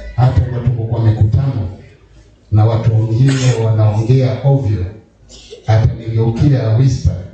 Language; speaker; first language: Swahili; native; Swahili